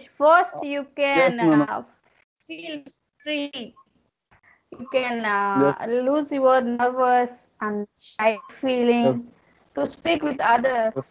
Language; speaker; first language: English; non-native, learner; Telugu